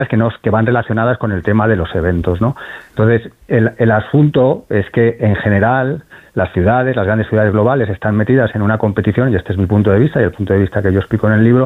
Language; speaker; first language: Spanish; native; Spanish